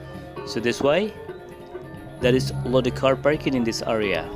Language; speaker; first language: English; non-native, learner; Indonesian